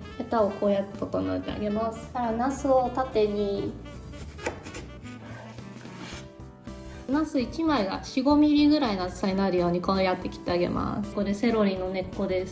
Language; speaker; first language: Japanese; native; Japanese